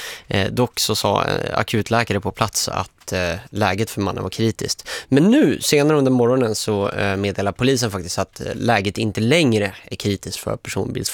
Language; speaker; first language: Swedish; native; Swedish